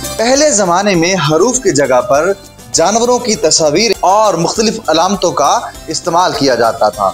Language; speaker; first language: Urdu; native; Urdu